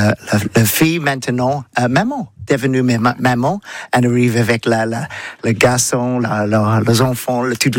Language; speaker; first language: French; non-native, learner; English